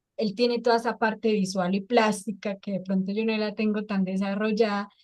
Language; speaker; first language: Spanish; native; Spanish